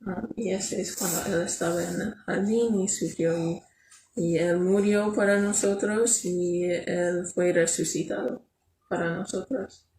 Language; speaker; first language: Spanish; non-native, learner; English